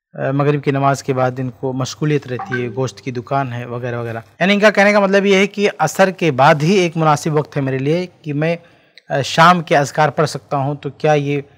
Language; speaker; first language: Hindi; native; Hindi